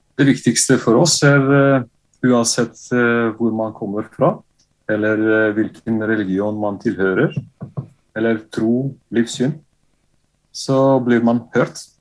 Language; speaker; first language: Norwegian; non-native, fluent; Bosnian